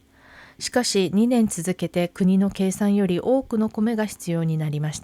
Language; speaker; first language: Japanese; non-native, fluent; Korean